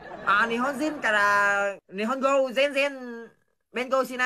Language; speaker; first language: Japanese; non-native, learner; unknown